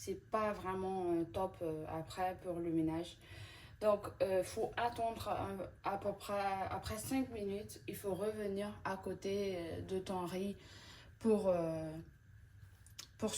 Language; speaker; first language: French; non-native, local second language; Malagasy